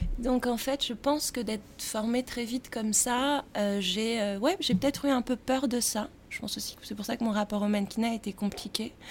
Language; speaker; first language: French; native; French